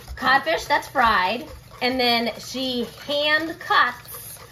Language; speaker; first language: English; early bilingual, other home language; Portuguese